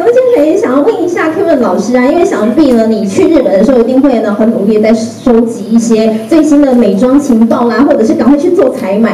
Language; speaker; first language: Chinese; native; Chinese